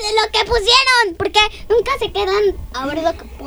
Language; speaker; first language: Spanish; early bilingual, other home language; French